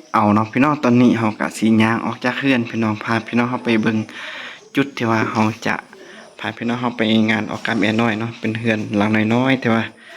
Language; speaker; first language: Lao; non-native, local second language; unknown